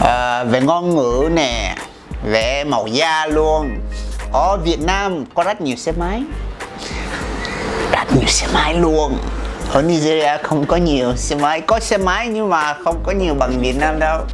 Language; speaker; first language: Vietnamese; non-native, fluent; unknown